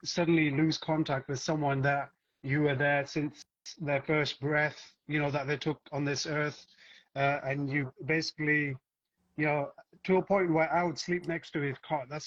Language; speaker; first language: English; native; English